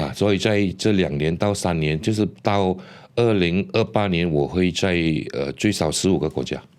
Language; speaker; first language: Chinese; native; Chinese